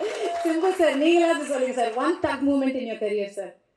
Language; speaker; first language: Tamil; native; Tamil